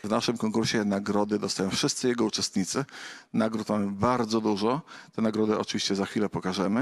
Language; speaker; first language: Polish; native; Polish